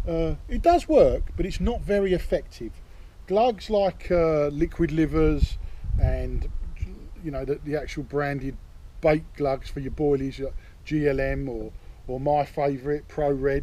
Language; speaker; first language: English; native; English